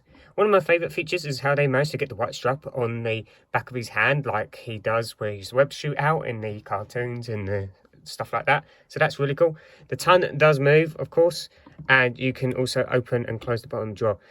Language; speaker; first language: English; native; English